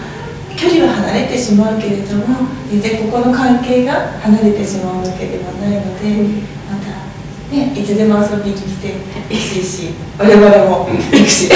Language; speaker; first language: Japanese; native; Japanese